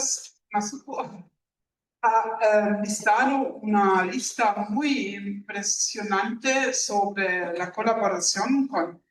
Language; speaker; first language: Spanish; non-native, learner; German